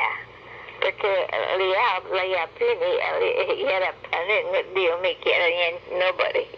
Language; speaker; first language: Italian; early bilingual, heritage; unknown